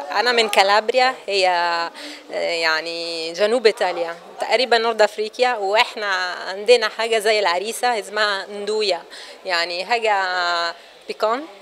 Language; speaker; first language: Arabic; non-native, fluent; Italian